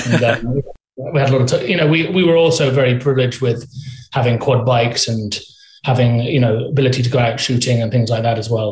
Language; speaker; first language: English; native; English